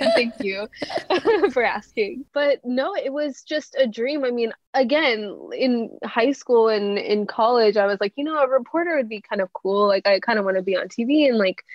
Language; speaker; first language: English; native; English